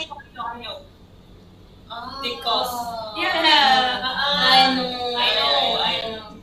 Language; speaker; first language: English; non-native, learner; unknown